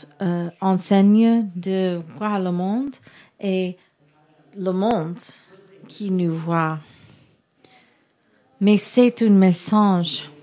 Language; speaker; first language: French; non-native, learner; English